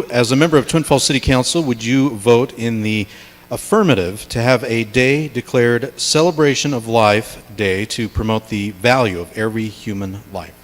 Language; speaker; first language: English; native; English